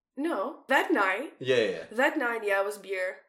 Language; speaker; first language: English; non-native, fluent; Ukrainian